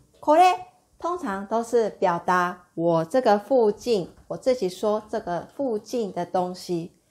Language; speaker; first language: Chinese; non-native, fluent; Japanese